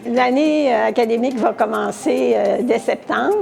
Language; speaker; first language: French; native; French